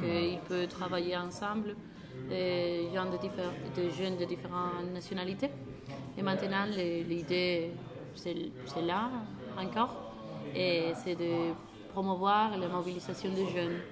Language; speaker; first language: French; non-native, learner; Spanish